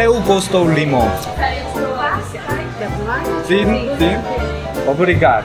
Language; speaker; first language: Portuguese; non-native, learner; Korean